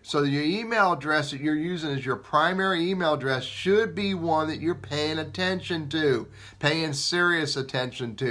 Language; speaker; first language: English; native; English